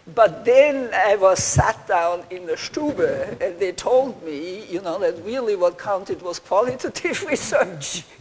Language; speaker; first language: English; non-native, fluent; German